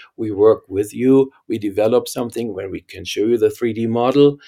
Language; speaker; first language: English; non-native, fluent; German